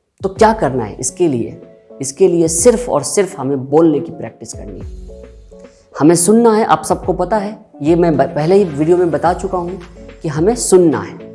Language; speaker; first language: Hindi; native; Hindi